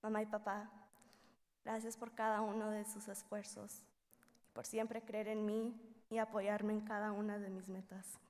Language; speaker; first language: Spanish; early bilingual, heritage; Spanish